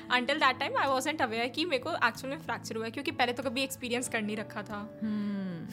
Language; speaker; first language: Hindi; native; Hindi